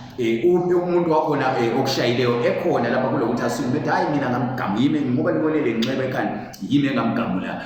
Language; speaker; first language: Zulu; native; Zulu